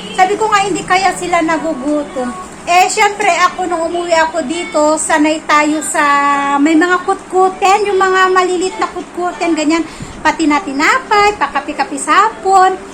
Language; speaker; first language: Filipino; native; Filipino